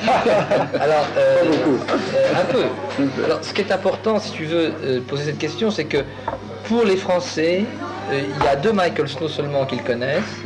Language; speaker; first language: French; native; French